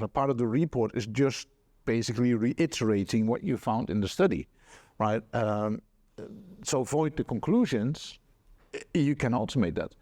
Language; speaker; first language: English; non-native, fluent; Dutch